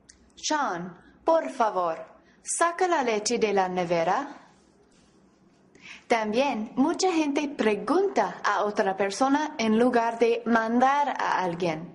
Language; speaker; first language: Spanish; non-native, fluent; English